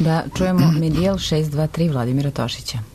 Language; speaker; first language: Serbian; native; Serbian